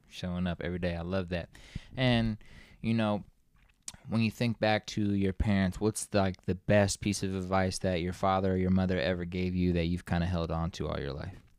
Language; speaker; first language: English; native; English